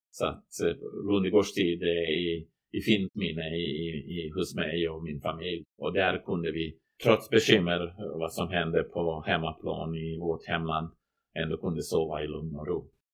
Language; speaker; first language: Swedish; non-native, fluent; Croatian